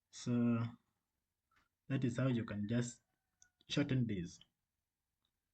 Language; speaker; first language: English; non-native, fluent; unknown